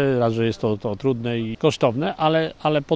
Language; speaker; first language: Polish; native; Polish